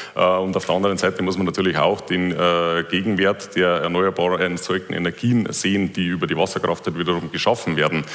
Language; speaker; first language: German; native; German